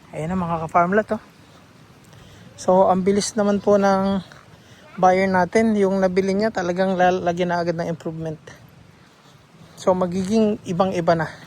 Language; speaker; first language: Filipino; native; Filipino